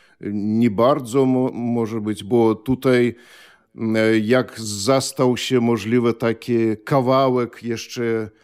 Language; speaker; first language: Polish; non-native, fluent; Belarusian